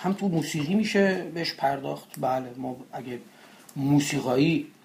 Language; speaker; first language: Persian; non-native, local second language; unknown